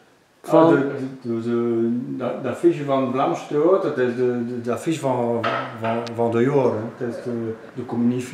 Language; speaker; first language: Dutch; non-native, local second language; French